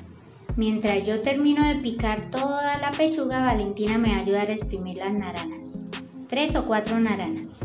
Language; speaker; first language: Spanish; native; Spanish